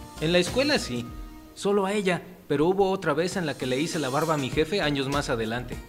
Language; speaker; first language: Spanish; native; Spanish